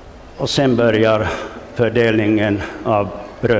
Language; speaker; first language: Swedish; non-native, local second language; Finnish